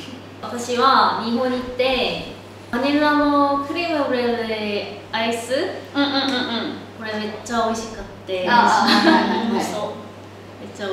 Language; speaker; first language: Japanese; non-native, learner; Korean